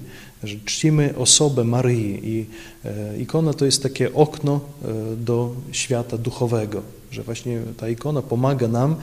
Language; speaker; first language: Polish; non-native, local second language; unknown